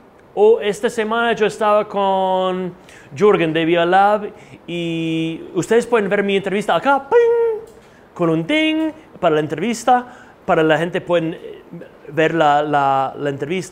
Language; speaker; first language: Spanish; non-native, fluent; English